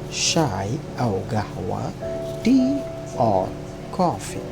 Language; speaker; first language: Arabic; non-native, fluent; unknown